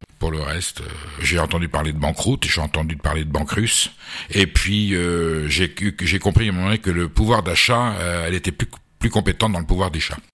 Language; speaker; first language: French; native; French